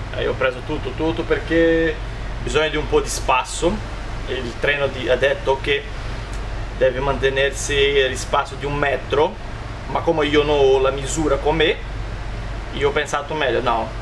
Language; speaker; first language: Italian; non-native, learner; Portuguese